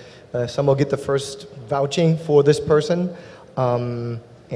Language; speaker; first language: English; non-native, fluent; German